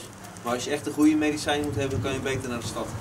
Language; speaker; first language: Dutch; native; Dutch